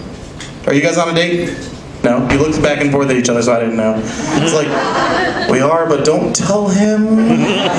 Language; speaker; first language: English; native; English